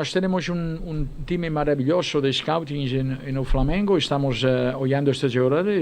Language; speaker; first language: Portuguese; non-native, fluent; Spanish